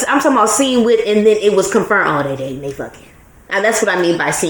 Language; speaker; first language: English; native; English